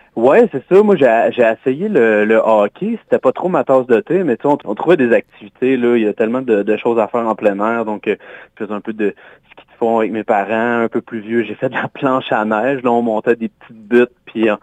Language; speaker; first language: French; native; French